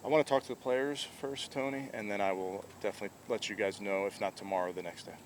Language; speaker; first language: English; native; English